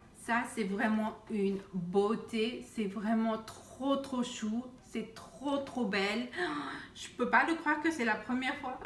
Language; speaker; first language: French; non-native, fluent; Spanish